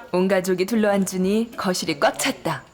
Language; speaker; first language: Korean; native; Korean